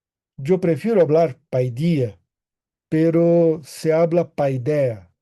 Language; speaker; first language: Spanish; non-native, fluent; Portuguese